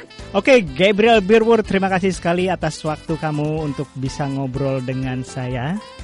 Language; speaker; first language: Indonesian; native; Indonesian